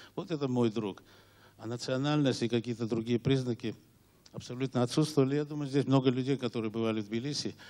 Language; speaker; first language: Russian; non-native, local second language; Georgian